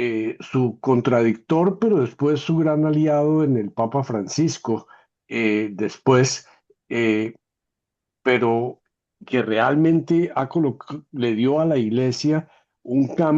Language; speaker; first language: Spanish; native; Spanish